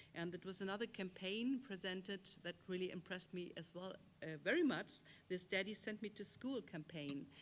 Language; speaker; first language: English; non-native, fluent; German